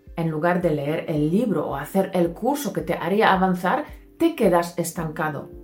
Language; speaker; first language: Spanish; non-native, fluent; Polish